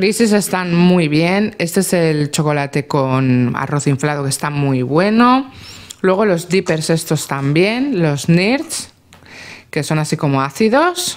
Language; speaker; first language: Spanish; native; Spanish